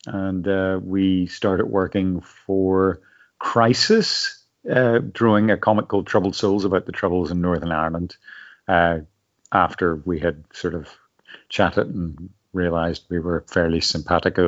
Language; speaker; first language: English; native; English